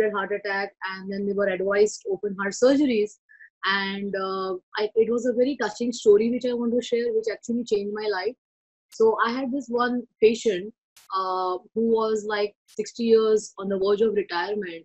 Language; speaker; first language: English; non-native, local second language; Marathi